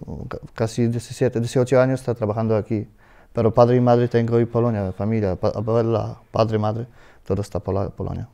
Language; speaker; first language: Spanish; non-native, learner; Polish